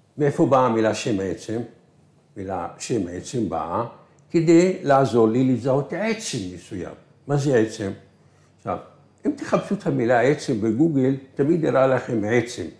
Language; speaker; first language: Hebrew; non-native, local second language; Arabic